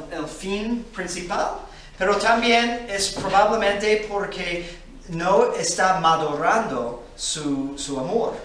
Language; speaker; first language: Spanish; non-native, fluent; English